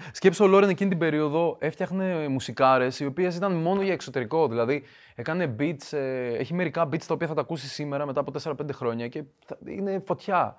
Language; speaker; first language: Greek; early bilingual, other home language; Russian